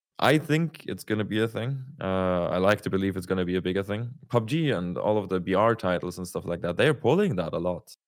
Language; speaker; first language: English; non-native, fluent; German